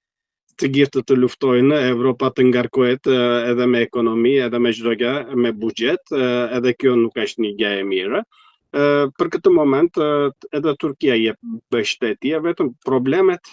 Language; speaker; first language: Albanian; non-native, fluent; Turkish